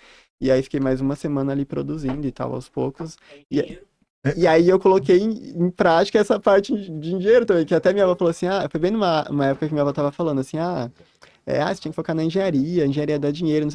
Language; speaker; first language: Portuguese; native; Portuguese